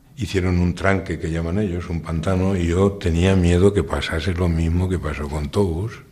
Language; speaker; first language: Spanish; native; Spanish